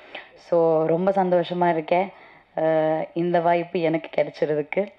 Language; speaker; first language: Tamil; non-native, learner; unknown